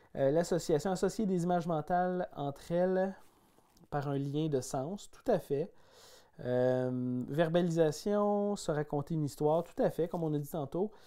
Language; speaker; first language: French; native; French